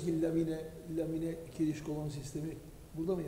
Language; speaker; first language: Turkish; native; Turkish